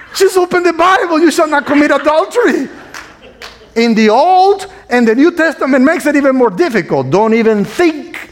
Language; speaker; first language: English; non-native, fluent; Spanish